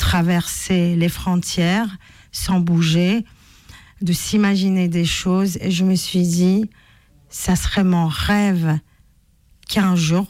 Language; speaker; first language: French; non-native, fluent; Polish